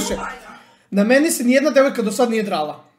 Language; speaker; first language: Bosnian; native; Bosnian